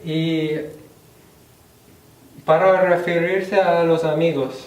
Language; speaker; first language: Spanish; non-native, fluent; English